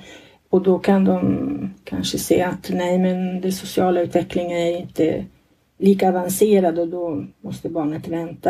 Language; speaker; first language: Swedish; non-native, fluent; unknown